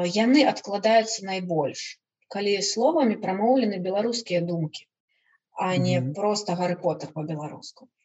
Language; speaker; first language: Belarusian; non-native, local second language; Russian